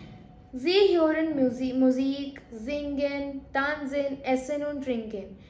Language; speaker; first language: German; non-native, learner; Hindi